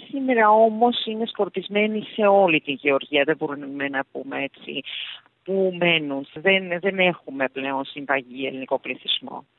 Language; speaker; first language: Greek; early bilingual, heritage; Greek